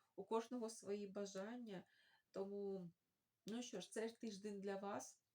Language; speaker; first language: Ukrainian; non-native, local second language; Russian